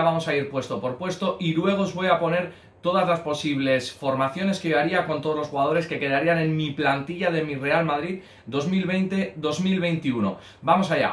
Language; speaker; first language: Spanish; native; Spanish